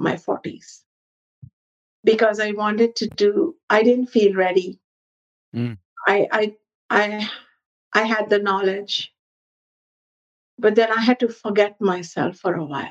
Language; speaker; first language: English; non-native, local second language; Hindi